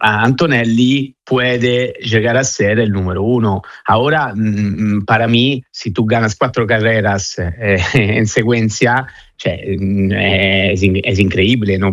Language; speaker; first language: Spanish; non-native, fluent; Italian